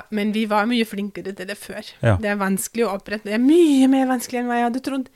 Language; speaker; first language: Norwegian; non-native, fluent; German